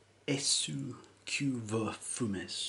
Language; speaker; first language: French; non-native, learner; English